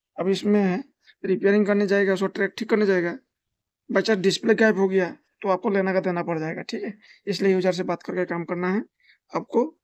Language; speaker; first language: Hindi; non-native, local second language; Nepali